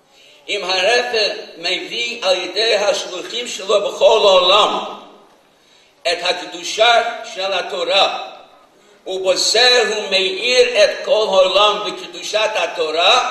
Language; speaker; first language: Hebrew; non-native, fluent; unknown